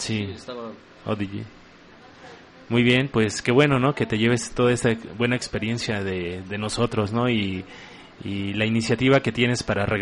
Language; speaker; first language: Spanish; native; Spanish